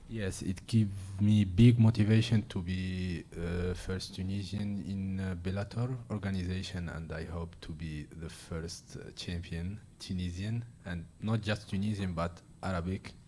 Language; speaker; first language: English; non-native, learner; Arabic